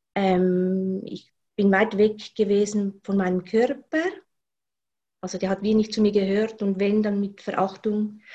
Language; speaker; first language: German; native; German